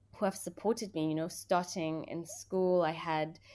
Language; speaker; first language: English; early bilingual, other home language; Persian